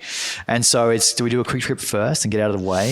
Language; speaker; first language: English; native; English